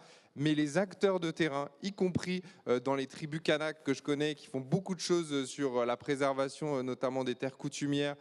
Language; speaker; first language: French; native; French